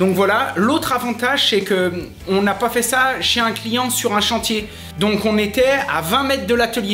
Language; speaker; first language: French; native; French